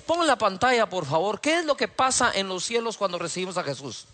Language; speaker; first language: Spanish; native; Spanish